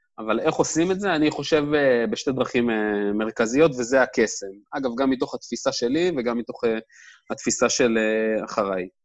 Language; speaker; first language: Hebrew; native; Hebrew